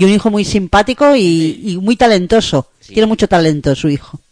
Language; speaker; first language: Spanish; native; Spanish